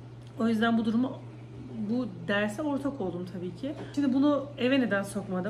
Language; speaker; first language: Turkish; native; Turkish